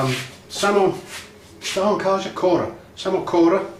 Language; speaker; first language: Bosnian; non-native, learner; English